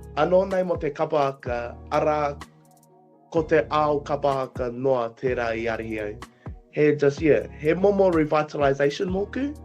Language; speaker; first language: Māori; non-native, local second language; English